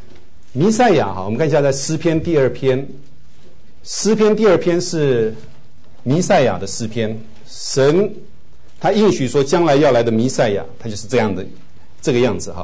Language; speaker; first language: Chinese; native; Chinese